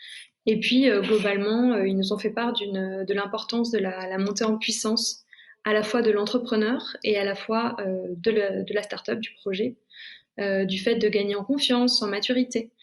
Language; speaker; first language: French; native; French